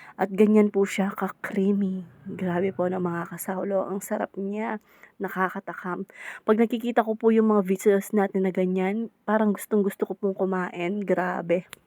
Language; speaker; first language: Filipino; native; Filipino